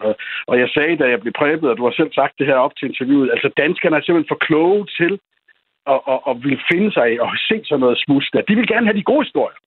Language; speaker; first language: Danish; native; Danish